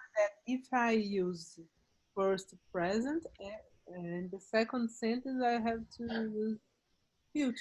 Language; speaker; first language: English; non-native, learner; Portuguese